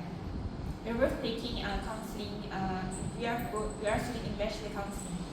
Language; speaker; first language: English; non-native, local second language; Malay